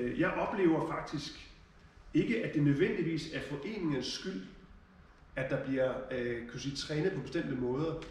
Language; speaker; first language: Danish; early bilingual, other home language; German